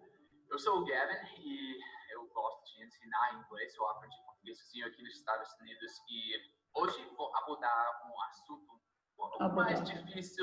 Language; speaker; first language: Portuguese; non-native, fluent; English